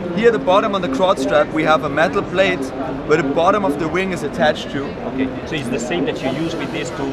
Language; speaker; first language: English; non-native, fluent; German